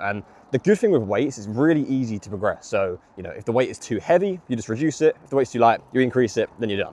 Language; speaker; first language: English; native; English